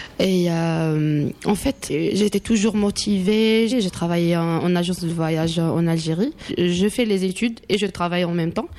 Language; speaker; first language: French; non-native, local second language; Arabic